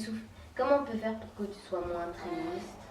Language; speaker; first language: French; native; French